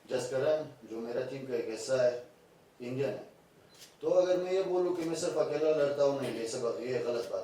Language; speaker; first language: Hindi; non-native, fluent; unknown